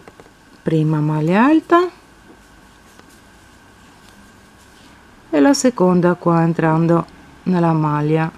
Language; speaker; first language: Italian; non-native, fluent; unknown